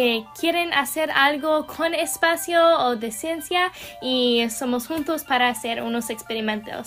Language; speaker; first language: Spanish; non-native, learner; English